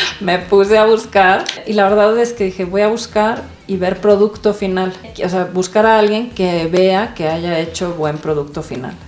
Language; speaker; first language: Spanish; non-native, local second language; Swedish